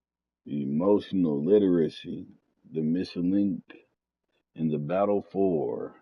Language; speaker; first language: English; native; English